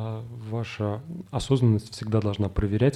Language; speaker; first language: Russian; native; Russian